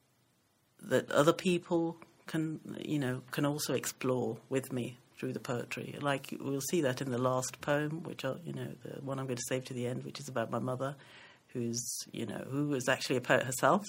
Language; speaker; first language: English; native; English